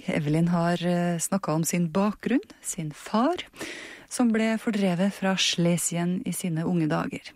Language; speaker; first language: Norwegian; native; Norwegian